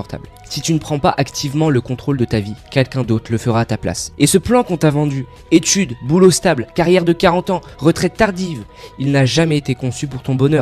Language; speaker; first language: French; native; French